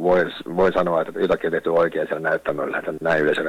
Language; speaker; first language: Finnish; native; Finnish